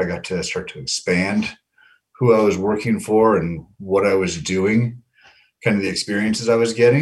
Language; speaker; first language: English; native; English